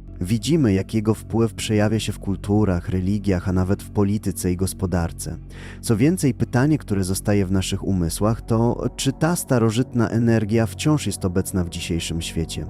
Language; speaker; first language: Polish; native; Polish